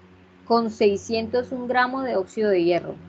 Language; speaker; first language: Spanish; native; Spanish